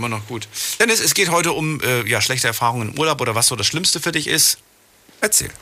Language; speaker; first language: German; native; German